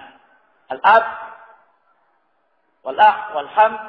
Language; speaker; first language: Arabic; non-native, fluent; Indonesian